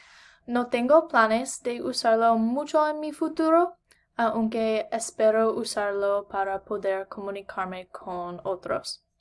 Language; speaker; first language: Spanish; non-native, learner; English